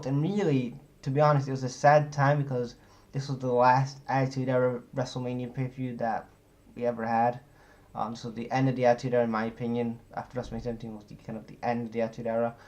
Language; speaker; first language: English; native; English